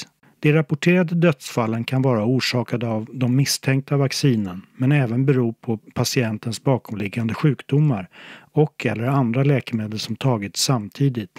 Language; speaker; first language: Swedish; native; Swedish